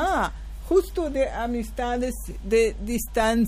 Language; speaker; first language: Spanish; non-native, fluent; German